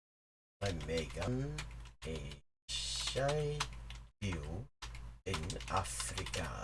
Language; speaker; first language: Welsh; non-native, learner; English